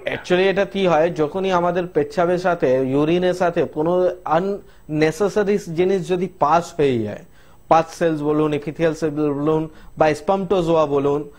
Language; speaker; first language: Bangla; non-native, local second language; Hindi